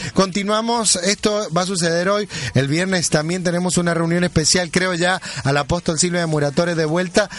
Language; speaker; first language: Spanish; native; Spanish